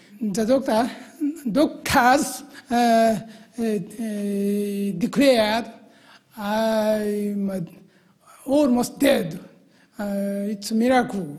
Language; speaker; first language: English; non-native, learner; Japanese